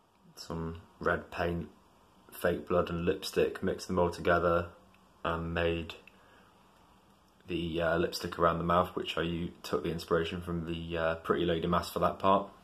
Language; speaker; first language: English; native; English